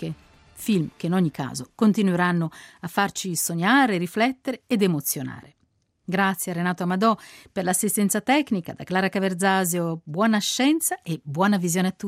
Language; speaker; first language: Italian; native; Italian